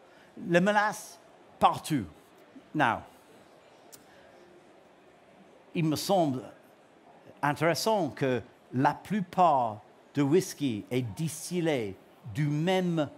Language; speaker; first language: French; non-native, learner; English